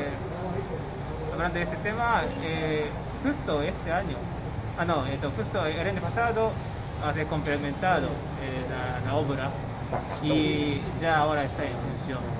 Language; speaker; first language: Spanish; non-native, fluent; Japanese